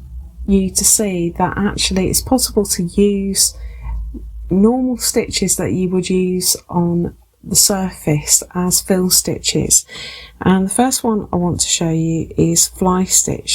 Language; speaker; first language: English; native; English